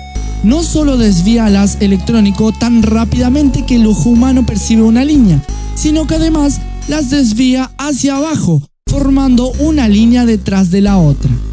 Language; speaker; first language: Spanish; native; Spanish